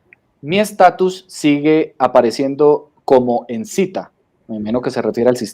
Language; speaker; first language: Spanish; native; Spanish